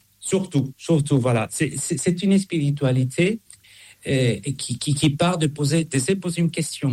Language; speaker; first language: French; non-native, fluent; Spanish